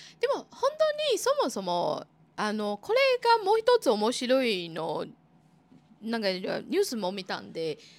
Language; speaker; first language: Japanese; non-native, fluent; Chinese